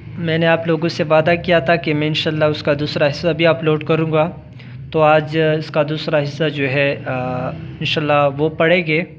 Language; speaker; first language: Urdu; non-native, local second language; Pashto